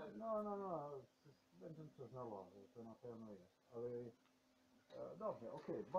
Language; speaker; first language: Polish; non-native, learner; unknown